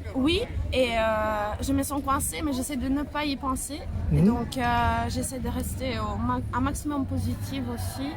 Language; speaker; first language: French; non-native, fluent; Italian